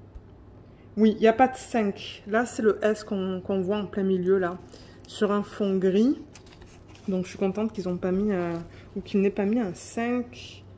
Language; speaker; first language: French; native; French